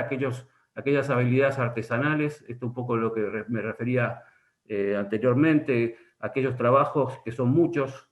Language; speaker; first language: Spanish; native; Spanish